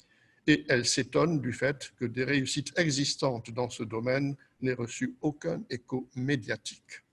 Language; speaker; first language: French; native; French